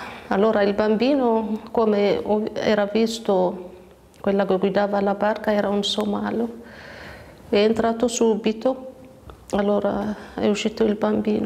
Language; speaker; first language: Italian; non-native, learner; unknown